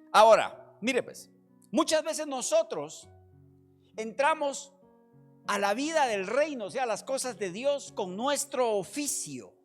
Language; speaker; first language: Spanish; native; Spanish